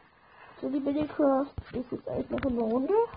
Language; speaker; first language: German; native; German